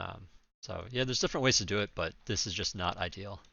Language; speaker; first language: English; native; English